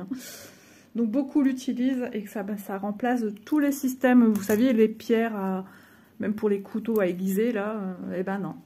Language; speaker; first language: French; native; French